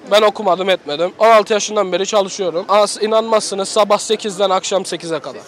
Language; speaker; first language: Turkish; early bilingual, heritage; Turkish